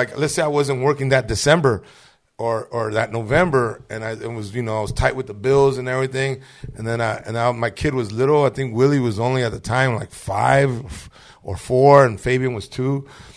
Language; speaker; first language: English; early bilingual, other home language; Spanish